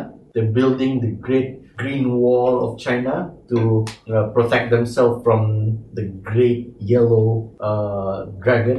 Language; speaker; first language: English; non-native, local second language; Malay